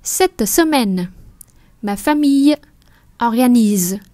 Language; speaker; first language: French; non-native, fluent; Vietnamese